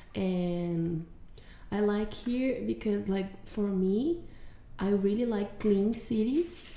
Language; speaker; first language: English; non-native, fluent; Portuguese